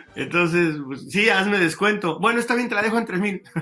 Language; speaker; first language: Spanish; native; Spanish